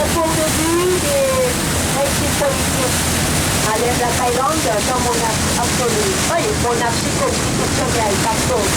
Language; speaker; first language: French; non-native, learner; Thai